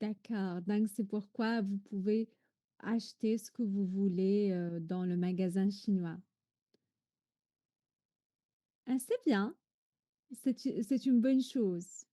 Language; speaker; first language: French; non-native, fluent; Arabic